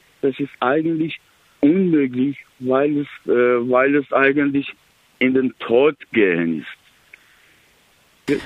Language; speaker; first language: German; non-native, learner; Persian